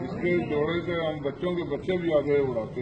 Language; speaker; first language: Hindi; non-native, local second language; Punjabi